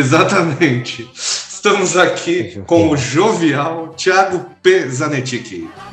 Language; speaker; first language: Portuguese; native; Portuguese